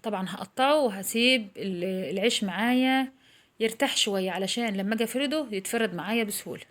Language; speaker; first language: Arabic; native; Arabic